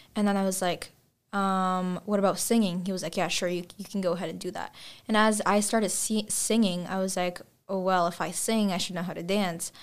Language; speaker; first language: English; non-native, fluent; Russian